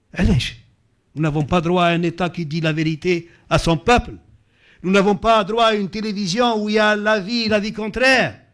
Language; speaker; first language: French; non-native, local second language; Arabic